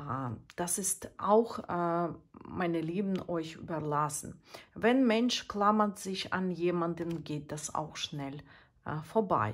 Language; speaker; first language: German; non-native, fluent; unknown